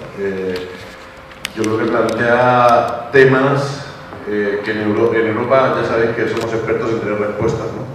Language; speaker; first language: Spanish; native; Spanish